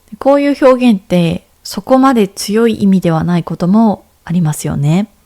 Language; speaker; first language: Japanese; native; Japanese